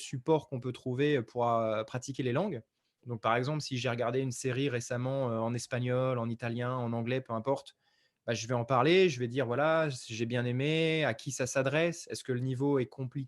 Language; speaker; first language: French; native; French